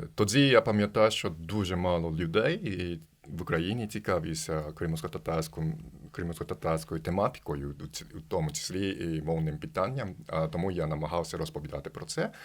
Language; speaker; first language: Ukrainian; non-native, fluent; Japanese